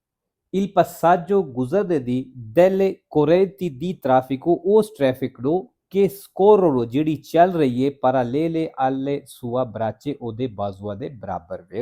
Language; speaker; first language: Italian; non-native, fluent; Punjabi